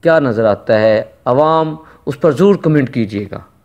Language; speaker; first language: Hindi; non-native, local second language; Punjabi